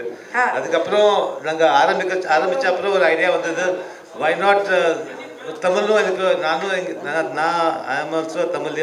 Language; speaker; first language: Tamil; early bilingual, other home language; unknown